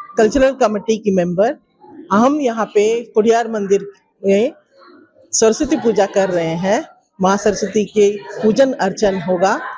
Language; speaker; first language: Hindi; non-native, local second language; Bangla